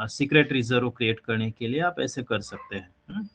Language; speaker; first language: Hindi; non-native, local second language; Marathi